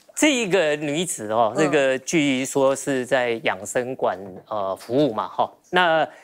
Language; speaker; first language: Chinese; native; Chinese